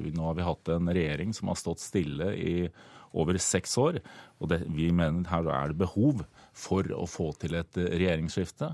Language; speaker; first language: Norwegian; native; Norwegian